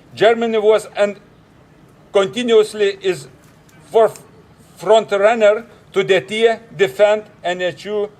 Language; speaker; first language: English; non-native, fluent; Lithuanian